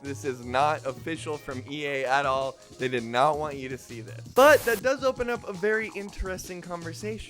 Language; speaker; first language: English; native; English